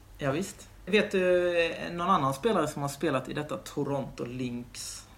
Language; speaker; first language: Swedish; native; Swedish